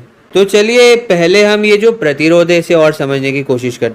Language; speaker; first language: Hindi; native; Hindi